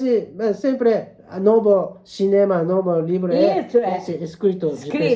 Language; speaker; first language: Portuguese; non-native, learner; Japanese